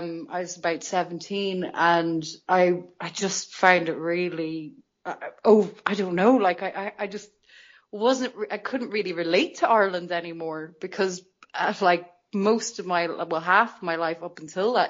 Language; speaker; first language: English; native; English